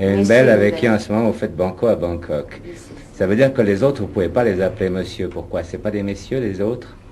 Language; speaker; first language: French; native; French